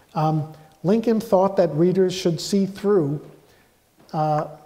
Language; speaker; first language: English; native; English